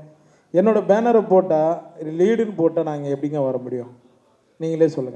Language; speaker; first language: Tamil; native; Tamil